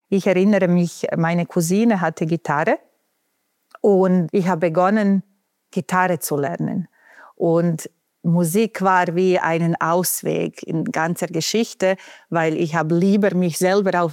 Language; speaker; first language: German; non-native, fluent; Bosnian